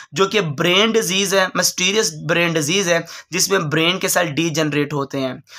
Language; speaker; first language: Urdu; non-native, local second language; Punjabi